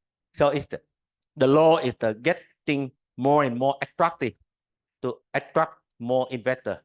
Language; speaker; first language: English; non-native, learner; Vietnamese